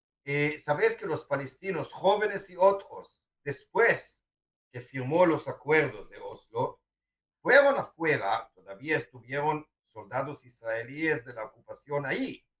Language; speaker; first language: Spanish; non-native, fluent; Hebrew